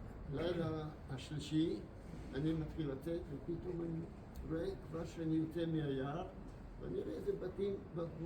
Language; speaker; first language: Hebrew; non-native, fluent; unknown